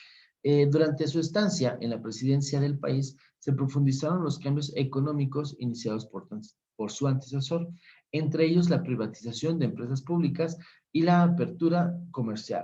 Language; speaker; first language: Spanish; native; Spanish